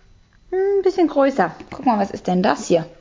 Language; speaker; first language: German; native; German